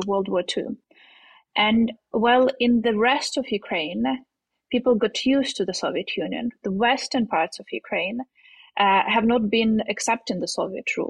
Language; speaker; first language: English; non-native, fluent; Ukrainian